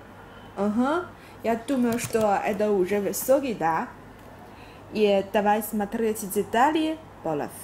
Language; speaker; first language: Russian; non-native, learner; Chinese